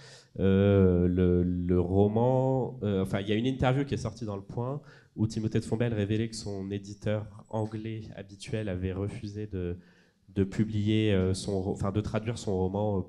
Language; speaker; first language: French; native; French